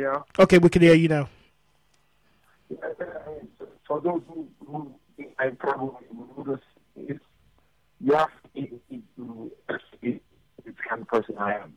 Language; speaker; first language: English; non-native, local second language; Yoruba